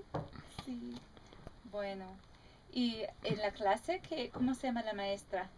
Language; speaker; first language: Spanish; non-native, fluent; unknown